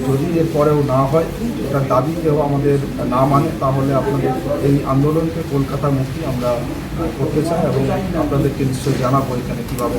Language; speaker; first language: Bangla; non-native, local second language; Santali